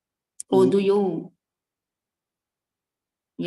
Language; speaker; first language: English; non-native, learner; Portuguese